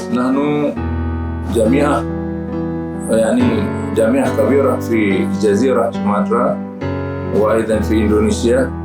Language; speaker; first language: Arabic; non-native, fluent; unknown